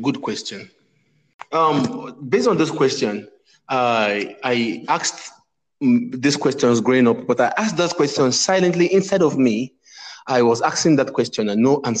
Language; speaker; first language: English; non-native, local second language; Igbo